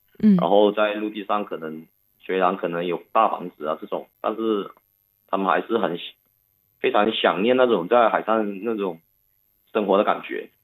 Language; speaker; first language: Chinese; non-native, local second language; Cantonese